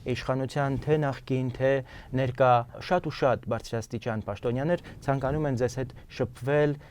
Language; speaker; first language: Armenian; native; Armenian